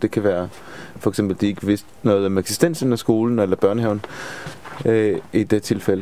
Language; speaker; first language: Danish; non-native, fluent; Hebrew